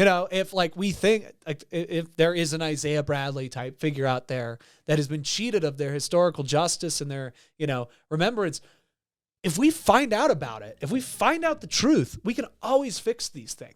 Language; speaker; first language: English; native; English